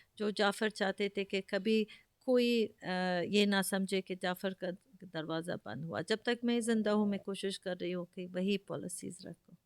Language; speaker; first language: Urdu; early bilingual, heritage; Urdu